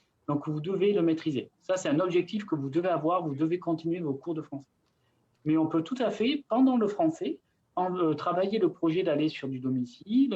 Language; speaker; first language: French; native; French